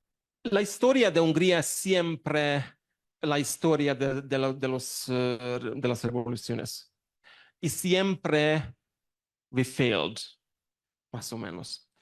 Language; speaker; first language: Spanish; non-native, learner; Hungarian